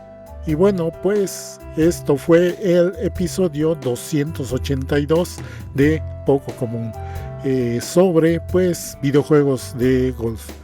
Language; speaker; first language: Spanish; native; Spanish